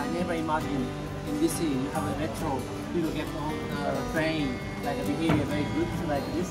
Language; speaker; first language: English; non-native, learner; Japanese